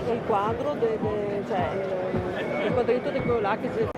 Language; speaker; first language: Italian; native; Italian